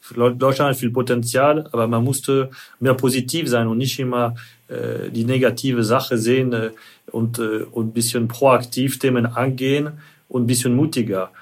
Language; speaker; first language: German; non-native, fluent; French